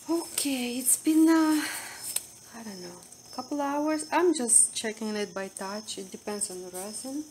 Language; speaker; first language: English; non-native, fluent; Russian